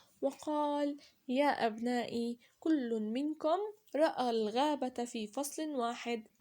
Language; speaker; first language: Arabic; native; Arabic